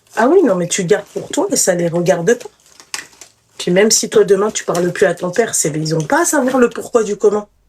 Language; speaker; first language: French; native; French